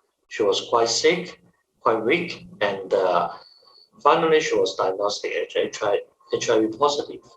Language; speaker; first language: English; non-native, fluent; Chinese